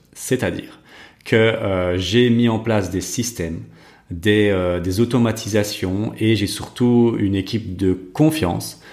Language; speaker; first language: French; native; French